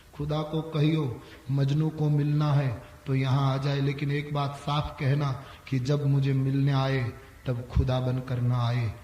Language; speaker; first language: Hindi; non-native, local second language; Gujarati